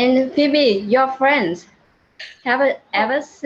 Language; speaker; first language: English; non-native, learner; Vietnamese